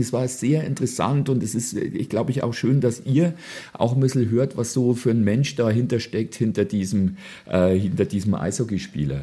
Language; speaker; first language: German; native; German